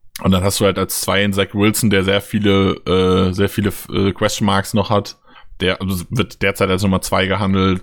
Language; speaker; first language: German; native; German